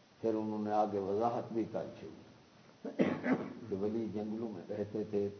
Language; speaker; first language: Urdu; non-native, local second language; Punjabi